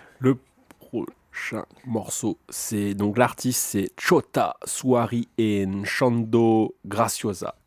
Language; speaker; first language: French; native; French